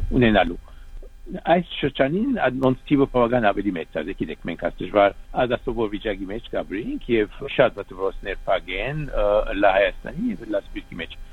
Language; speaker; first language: Armenian; early bilingual, heritage; Armenian